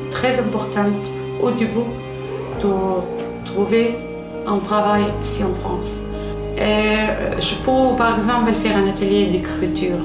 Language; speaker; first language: French; non-native, learner; Arabic